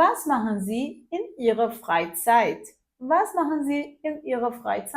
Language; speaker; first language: German; non-native, fluent; Portuguese